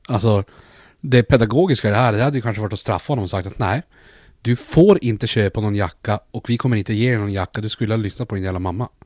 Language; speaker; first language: Swedish; native; Swedish